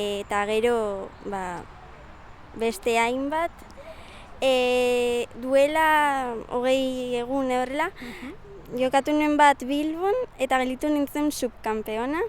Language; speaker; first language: Basque; non-native, local second language; Spanish